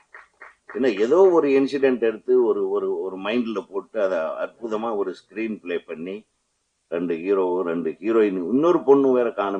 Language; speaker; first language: Tamil; native; Tamil